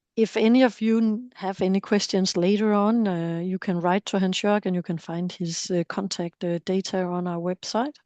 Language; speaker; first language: English; non-native, fluent; Danish